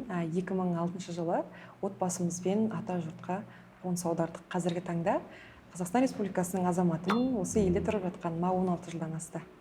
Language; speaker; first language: Kazakh; early bilingual, heritage; Kazakh